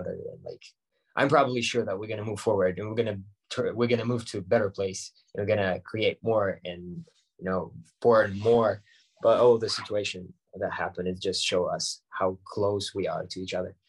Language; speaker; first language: English; non-native, fluent; Ukrainian